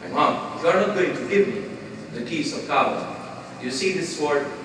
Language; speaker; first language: English; non-native, fluent; Albanian